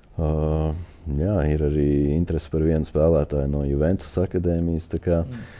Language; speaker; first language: Latvian; native; Latvian